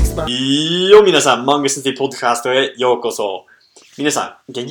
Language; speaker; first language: Japanese; non-native, fluent; English